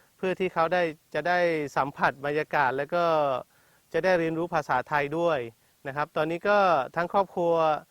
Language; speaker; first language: Thai; non-native, local second language; Malay